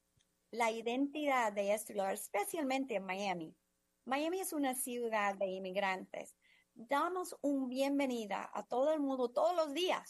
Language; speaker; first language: Spanish; non-native, fluent; English